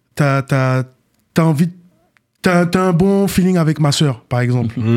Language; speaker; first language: French; native; French